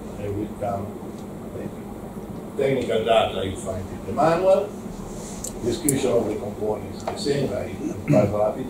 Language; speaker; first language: English; non-native, learner; Italian